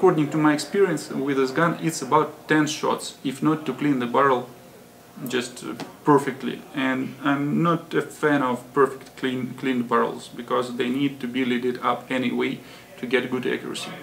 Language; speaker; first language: English; non-native, fluent; Russian